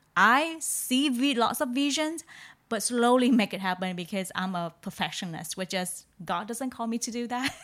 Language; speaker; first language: English; non-native, fluent; Vietnamese